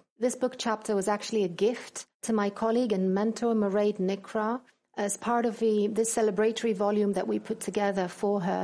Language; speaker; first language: English; non-native, fluent; Greek